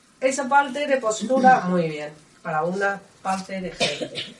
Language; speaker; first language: Spanish; non-native, learner; Chinese